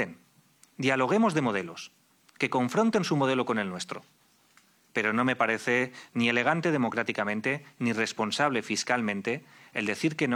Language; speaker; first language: Spanish; native; Spanish